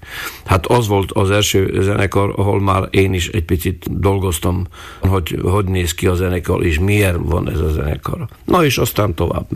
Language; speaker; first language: Hungarian; non-native, local second language; Slovak